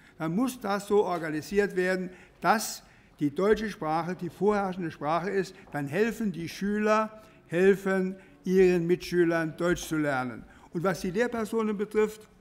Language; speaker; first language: German; native; German